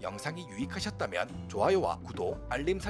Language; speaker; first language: Korean; native; Korean